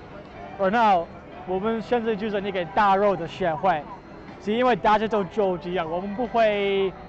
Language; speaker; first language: Chinese; non-native, learner; English